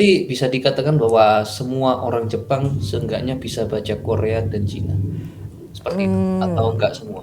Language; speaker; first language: Indonesian; native; Indonesian